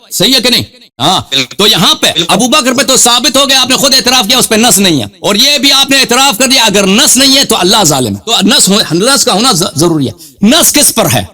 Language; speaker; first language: Urdu; non-native, fluent; Persian